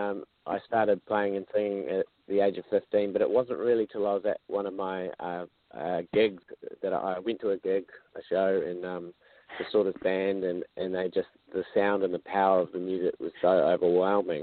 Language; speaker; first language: English; native; English